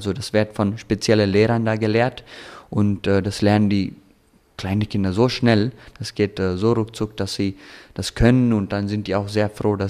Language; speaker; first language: German; early bilingual, heritage; German